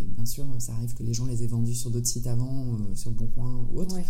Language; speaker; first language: French; native; French